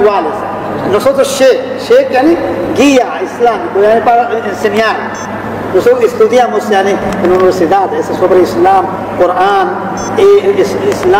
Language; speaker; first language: Spanish; non-native, learner; Arabic